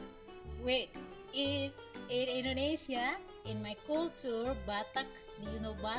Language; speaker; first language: English; non-native, learner; Indonesian